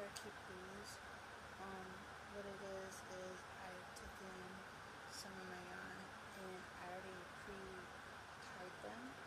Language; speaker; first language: English; native; English